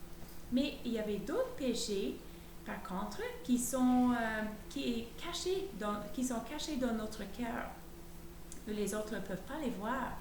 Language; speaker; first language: French; native; French